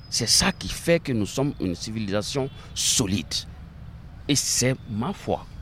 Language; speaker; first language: French; non-native, local second language; Bambara